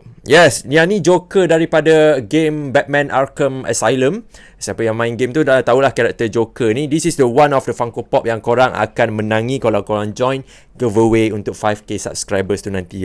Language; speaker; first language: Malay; native; Malay